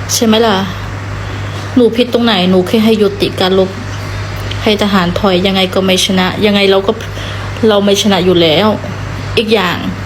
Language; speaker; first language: Thai; non-native, fluent; Khmer